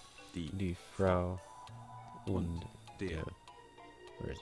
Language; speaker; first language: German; non-native, learner; English